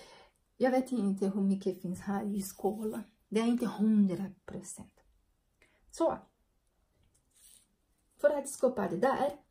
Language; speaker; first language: Swedish; non-native, learner; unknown